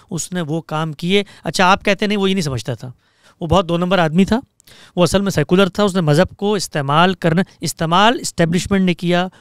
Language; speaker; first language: Urdu; native; Urdu